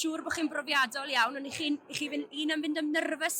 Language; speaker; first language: Welsh; native; Welsh